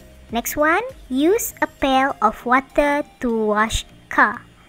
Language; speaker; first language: English; non-native, local second language; Malay